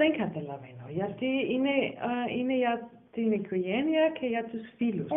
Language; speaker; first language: Greek; non-native, learner; German